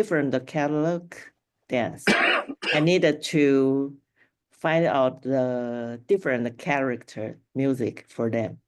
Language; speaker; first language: English; non-native, local second language; Chinese